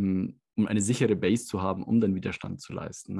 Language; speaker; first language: German; native; German